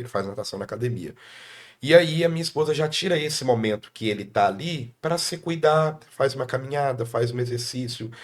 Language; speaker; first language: Portuguese; native; Portuguese